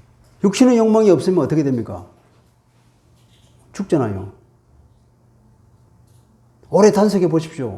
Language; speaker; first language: Korean; native; Korean